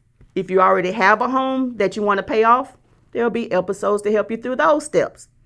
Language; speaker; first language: English; native; English